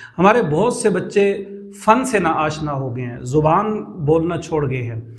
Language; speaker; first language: Urdu; non-native, local second language; Northern Hindko